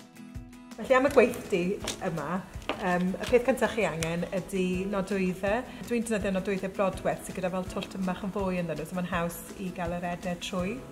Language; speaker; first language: Welsh; native; Welsh